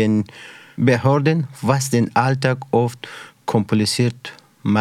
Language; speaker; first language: German; non-native, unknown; Persian